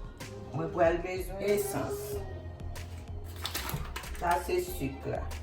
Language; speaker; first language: French; non-native, learner; Haitian Creole